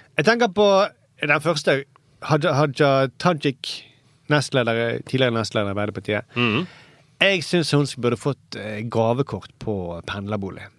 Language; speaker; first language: Norwegian; native; Norwegian